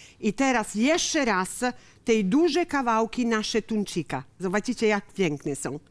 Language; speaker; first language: Polish; non-native, learner; Italian